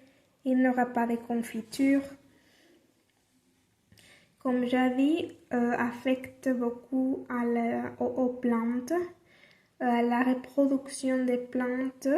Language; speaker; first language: French; non-native, learner; Spanish